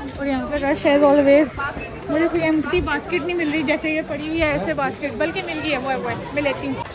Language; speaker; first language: Urdu; native; Urdu